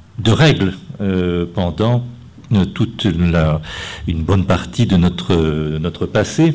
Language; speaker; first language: French; native; French